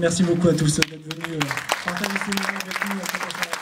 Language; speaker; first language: French; native; French